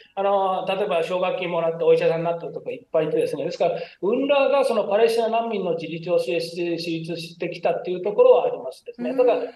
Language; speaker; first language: Japanese; native; Japanese